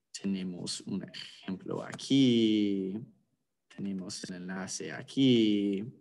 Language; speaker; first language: Spanish; non-native, fluent; English